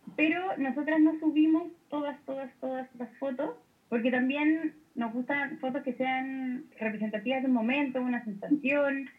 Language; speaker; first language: Spanish; native; Spanish